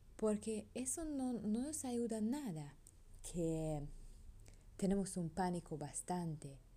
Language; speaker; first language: Spanish; non-native, learner; Hungarian